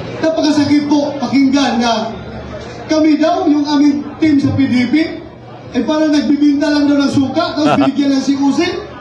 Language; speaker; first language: Filipino; non-native, local second language; Cebuano